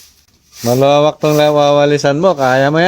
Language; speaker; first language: Filipino; native; Filipino